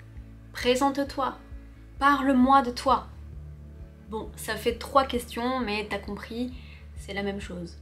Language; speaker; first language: French; native; French